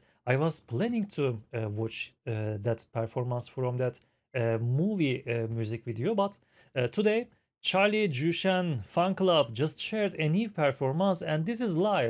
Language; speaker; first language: English; non-native, fluent; Turkish